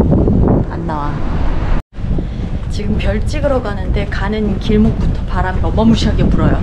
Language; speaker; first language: Korean; native; Korean